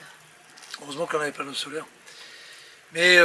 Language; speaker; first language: French; native; French